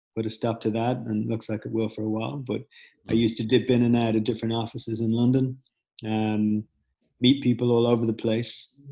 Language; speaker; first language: English; native; English